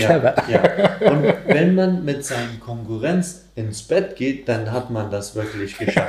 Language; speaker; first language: German; non-native, fluent; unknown